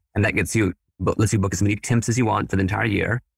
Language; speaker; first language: English; early bilingual, other home language; Spanish